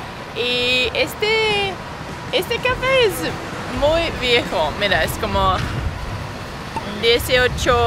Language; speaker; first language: Spanish; non-native, learner; English